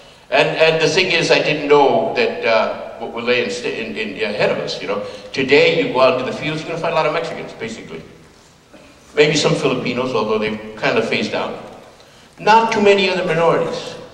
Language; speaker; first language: English; early bilingual, other home language; Spanish